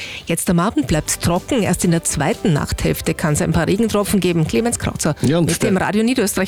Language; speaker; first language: German; native; German